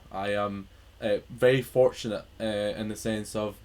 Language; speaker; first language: English; native; English